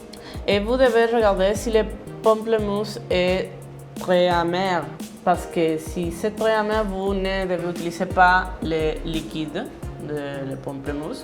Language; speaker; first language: French; non-native, fluent; Spanish